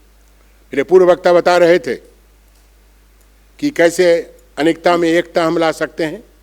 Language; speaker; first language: Hindi; non-native, local second language; Bangla